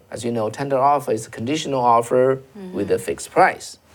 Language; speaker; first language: English; non-native, fluent; Chinese